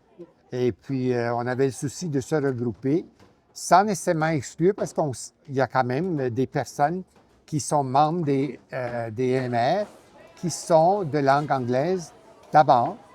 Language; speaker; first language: French; native; French